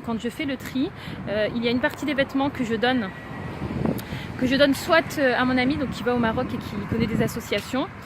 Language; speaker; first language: French; native; French